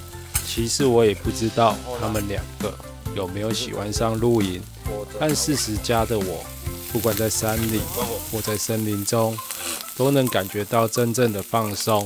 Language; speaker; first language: Chinese; native; Chinese